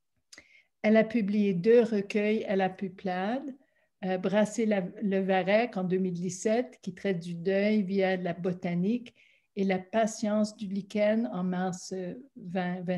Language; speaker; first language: French; non-native, local second language; English